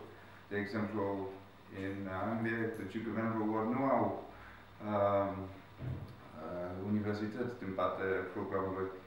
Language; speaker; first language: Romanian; non-native, learner; English